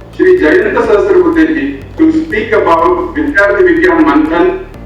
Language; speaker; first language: English; non-native, local second language; Hindi